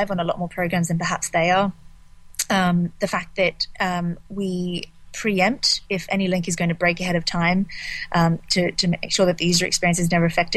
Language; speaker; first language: English; native; English